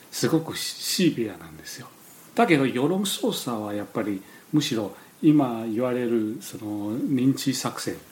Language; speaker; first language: Japanese; non-native, fluent; Chinese